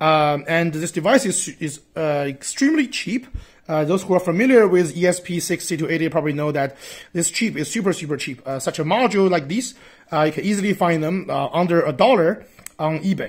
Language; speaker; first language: English; non-native, fluent; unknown